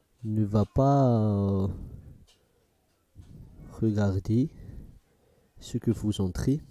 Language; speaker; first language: French; non-native, fluent; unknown